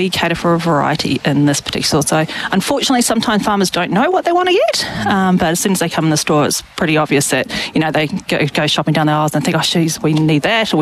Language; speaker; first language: English; native; English